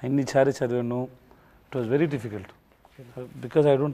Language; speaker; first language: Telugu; non-native, learner; Tamil